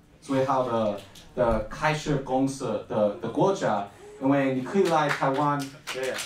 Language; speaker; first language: Chinese; non-native, learner; English